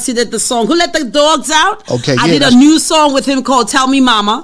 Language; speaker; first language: English; native; English